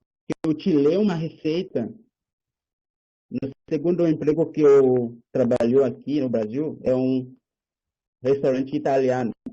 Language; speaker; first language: Portuguese; non-native, learner; Haitian Creole